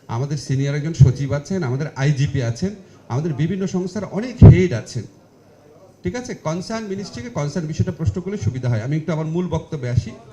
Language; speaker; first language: Bangla; native; Bangla